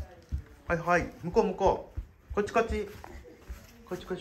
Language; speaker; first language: Japanese; native; Japanese